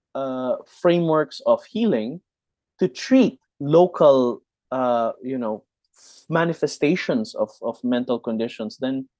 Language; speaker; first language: English; non-native, local second language; Hiligaynon